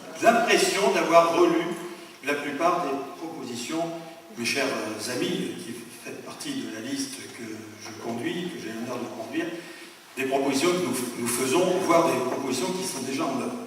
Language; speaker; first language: French; native; French